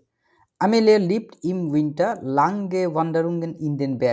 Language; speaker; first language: German; non-native, fluent; Bangla